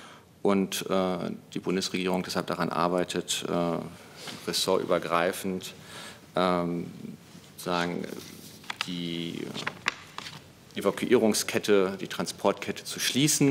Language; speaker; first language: German; native; German